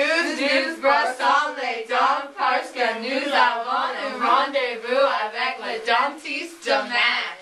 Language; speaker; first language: French; non-native, learner; English